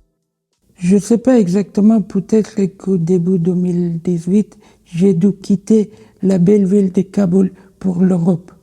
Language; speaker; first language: French; non-native, learner; Persian